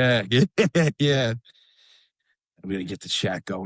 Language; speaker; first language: English; native; English